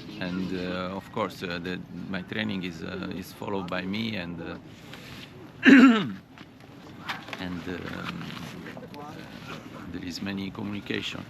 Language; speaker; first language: English; non-native, fluent; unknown